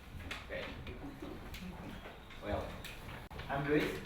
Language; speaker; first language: English; non-native, fluent; Spanish